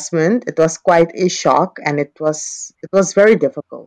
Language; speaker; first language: English; non-native, fluent; Papiamento